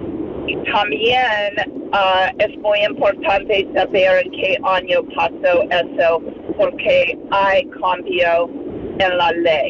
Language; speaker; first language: Spanish; non-native, learner; English